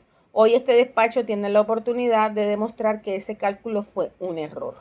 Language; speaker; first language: Spanish; native; Spanish